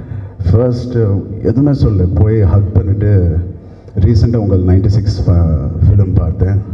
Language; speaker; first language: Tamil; non-native, learner; Telugu